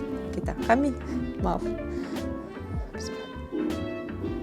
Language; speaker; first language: Indonesian; non-native, fluent; Russian